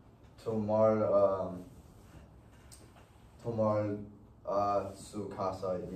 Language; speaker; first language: Spanish; non-native, learner; English